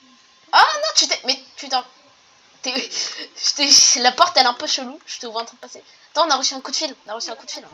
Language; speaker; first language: French; native; French